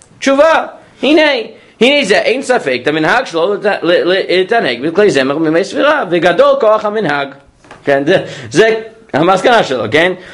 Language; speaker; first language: Hebrew; non-native, fluent; English